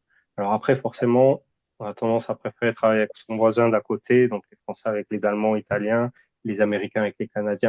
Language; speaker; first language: French; native; French